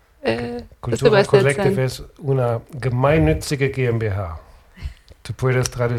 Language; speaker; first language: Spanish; non-native, learner; German